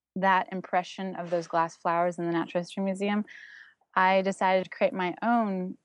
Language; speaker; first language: English; non-native, fluent; German